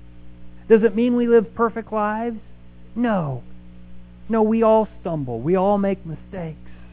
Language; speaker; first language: English; native; English